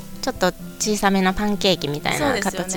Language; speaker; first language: Japanese; native; Japanese